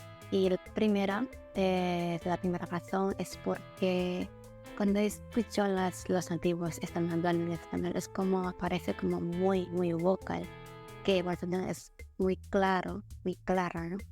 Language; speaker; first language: Spanish; non-native, learner; Indonesian